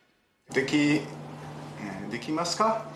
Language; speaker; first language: Japanese; non-native, learner; French